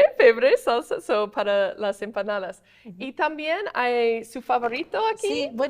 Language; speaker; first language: Spanish; non-native, fluent; English